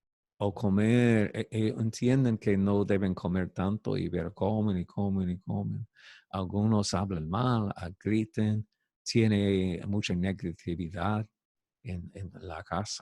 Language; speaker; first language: Spanish; non-native, fluent; English